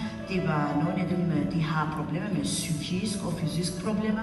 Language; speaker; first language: Danish; non-native, learner; Central Kurdish